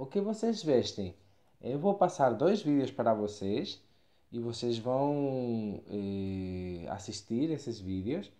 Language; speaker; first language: Portuguese; non-native, fluent; Spanish